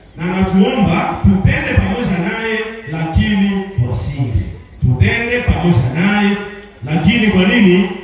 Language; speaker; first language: Swahili; non-native, local second language; Nande